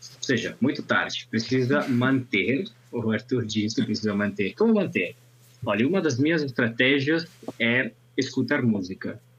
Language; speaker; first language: Portuguese; non-native, fluent; Italian